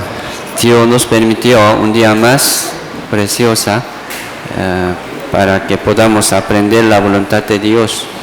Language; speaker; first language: Spanish; non-native, fluent; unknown